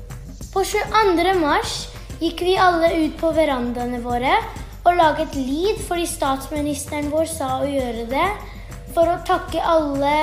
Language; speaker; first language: Norwegian; early bilingual, heritage; Norwegian